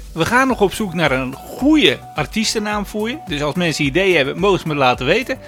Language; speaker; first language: Dutch; native; Dutch